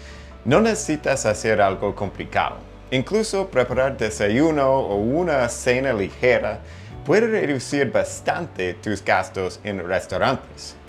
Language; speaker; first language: Spanish; non-native, fluent; English